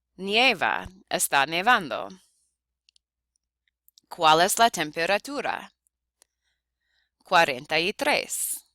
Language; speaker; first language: Spanish; non-native, fluent; English